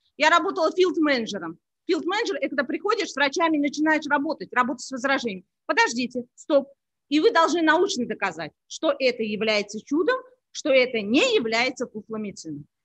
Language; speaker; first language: Russian; non-native, local second language; Uzbek